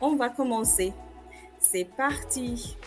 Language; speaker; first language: French; non-native, fluent; English